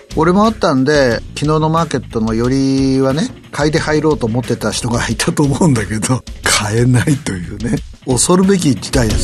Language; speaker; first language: Japanese; native; Japanese